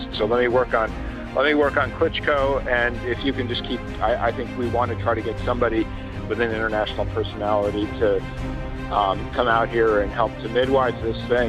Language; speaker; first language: English; native; English